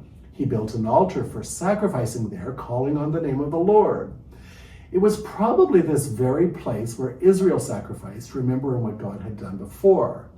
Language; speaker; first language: English; native; English